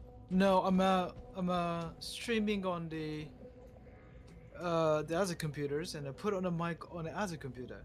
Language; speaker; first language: English; non-native, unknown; Japanese